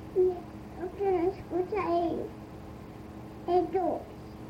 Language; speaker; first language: Spanish; early bilingual, heritage; Spanish